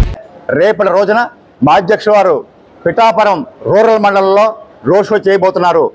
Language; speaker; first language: Telugu; native; Telugu